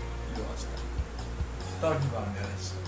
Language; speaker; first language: Finnish; early bilingual, other home language; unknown